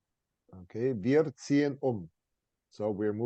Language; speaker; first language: German; non-native, fluent; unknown